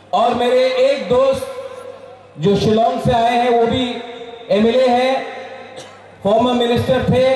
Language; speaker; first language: Hindi; non-native, local second language; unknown